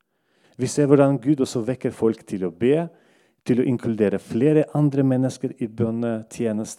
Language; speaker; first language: Norwegian; non-native, local second language; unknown